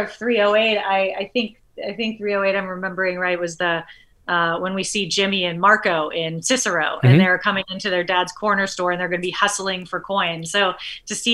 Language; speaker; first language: English; native; English